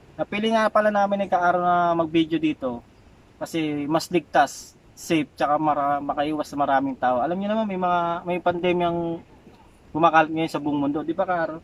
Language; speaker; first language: Filipino; non-native, local second language; Iloko